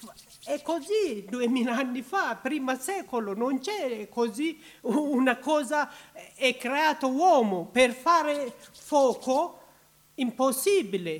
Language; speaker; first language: Italian; non-native, learner; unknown